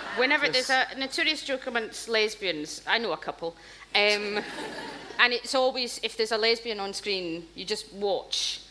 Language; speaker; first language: English; native; English